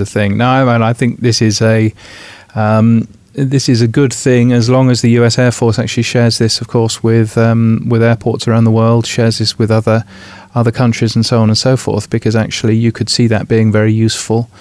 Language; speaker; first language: English; native; English